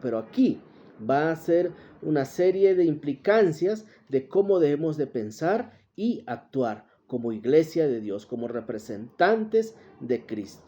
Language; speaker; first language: Spanish; native; Spanish